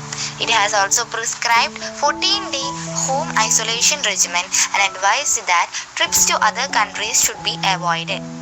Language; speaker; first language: English; non-native, local second language; Malayalam